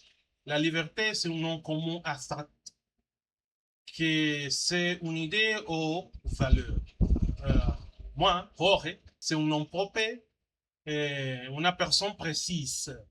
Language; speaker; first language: French; non-native, learner; Spanish